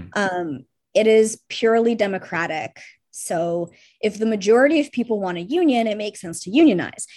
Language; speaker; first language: English; early bilingual, heritage; Russian